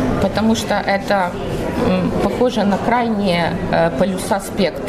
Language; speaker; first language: Russian; native; Russian